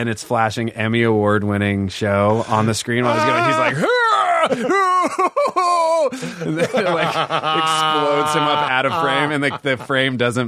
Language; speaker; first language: English; native; English